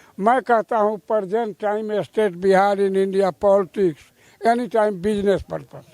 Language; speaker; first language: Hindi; native; Hindi